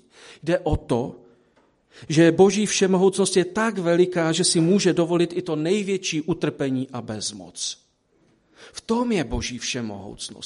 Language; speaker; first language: Czech; native; Czech